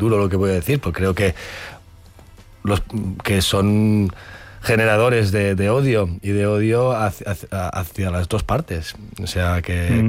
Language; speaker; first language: Spanish; native; Spanish